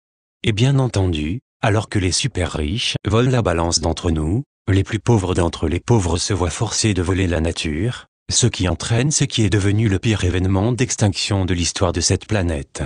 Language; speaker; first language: French; native; French